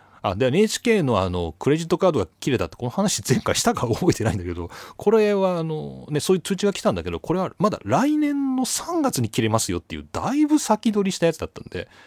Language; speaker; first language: Japanese; native; Japanese